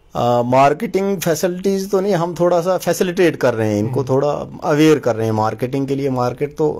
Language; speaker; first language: Hindi; non-native, local second language; Kashmiri